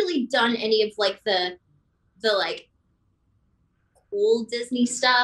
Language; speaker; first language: English; native; English